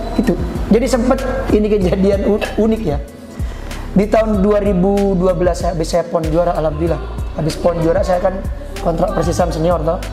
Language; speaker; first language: Indonesian; native; Indonesian